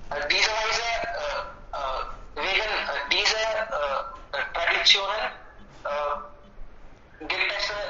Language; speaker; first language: German; non-native, learner; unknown